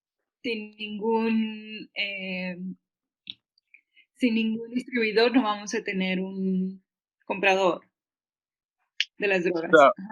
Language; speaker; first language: Spanish; early bilingual, heritage; Spanish